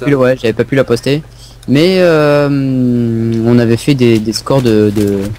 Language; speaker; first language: French; native; French